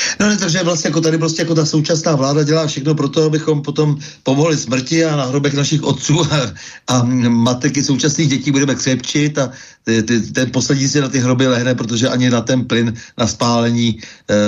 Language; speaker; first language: Czech; native; Czech